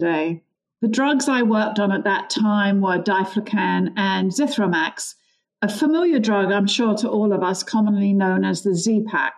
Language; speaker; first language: English; native; English